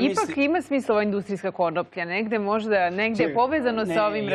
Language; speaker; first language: Serbian; native; Serbian